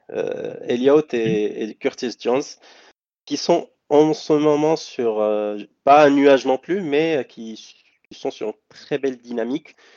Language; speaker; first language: French; non-native, local second language; Arabic